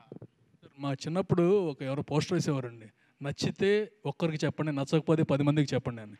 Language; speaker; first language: Telugu; native; Telugu